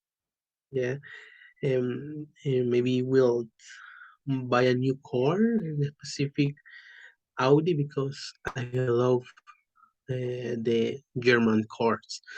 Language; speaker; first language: English; non-native, learner; Spanish